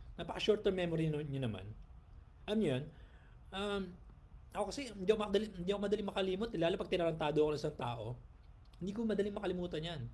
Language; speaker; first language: Filipino; native; Filipino